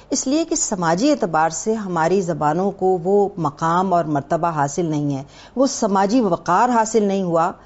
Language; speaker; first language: Urdu; native; Urdu